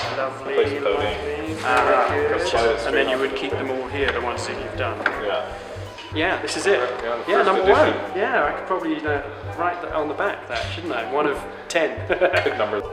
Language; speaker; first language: English; native; English